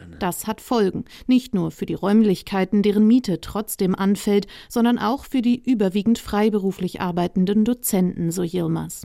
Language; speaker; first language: German; native; German